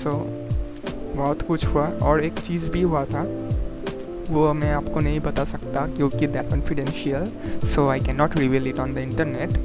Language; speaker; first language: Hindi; non-native, local second language; Bangla